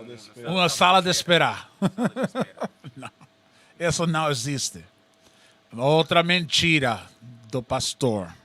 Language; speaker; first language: Portuguese; non-native, learner; Spanish